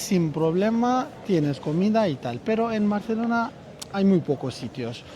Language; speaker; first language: Spanish; non-native, learner; Turkish